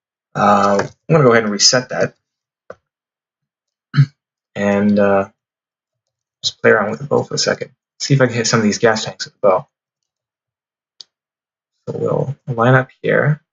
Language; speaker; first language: English; native; English